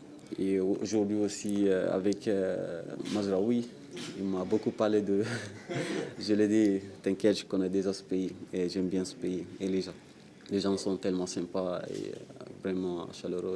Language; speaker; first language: French; non-native, local second language; Wolof